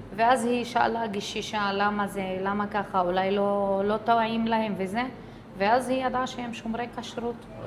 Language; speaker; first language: Hebrew; non-native, local second language; Arabic